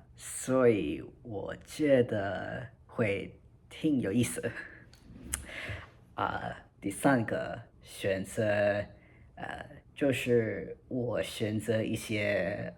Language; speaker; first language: Chinese; non-native, learner; English